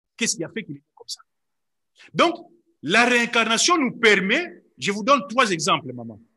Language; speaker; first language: French; non-native, local second language; Lingala